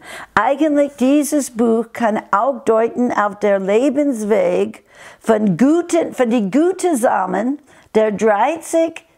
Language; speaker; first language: German; non-native, fluent; English